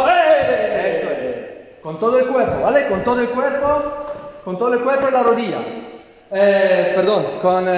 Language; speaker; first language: Spanish; non-native, fluent; Italian